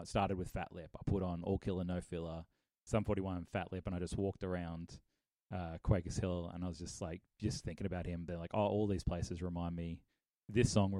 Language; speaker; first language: English; native; English